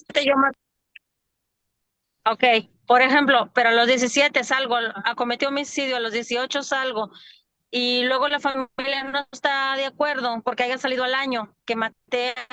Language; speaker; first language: Spanish; native; Spanish